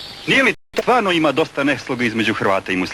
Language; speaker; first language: Croatian; native; Croatian